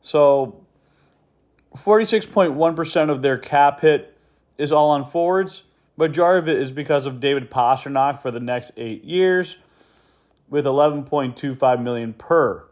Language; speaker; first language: English; native; English